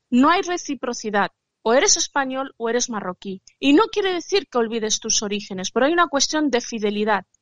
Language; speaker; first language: Spanish; early bilingual, other home language; Arabic